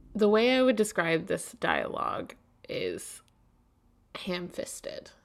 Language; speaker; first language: English; native; English